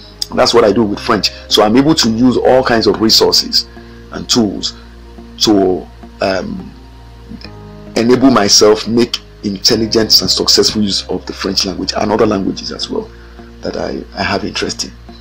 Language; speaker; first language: English; non-native, local second language; Yoruba